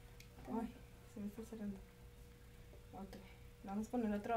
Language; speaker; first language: Spanish; early bilingual, heritage; Spanish